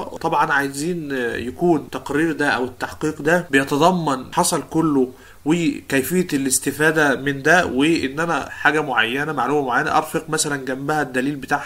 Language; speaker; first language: Arabic; native; Arabic